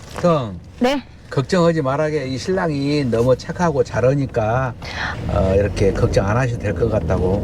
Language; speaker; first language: Korean; native; Korean